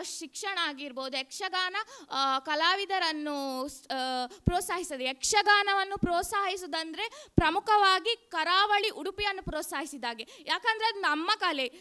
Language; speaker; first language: Kannada; non-native, local second language; Tulu